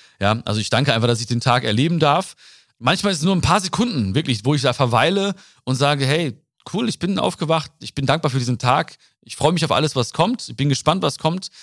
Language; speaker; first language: German; early bilingual, other home language; Malayalam